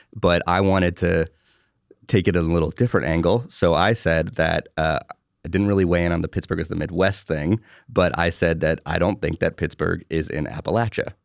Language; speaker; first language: English; native; English